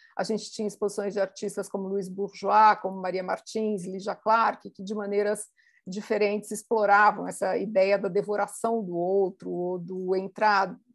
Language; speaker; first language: Portuguese; native; Portuguese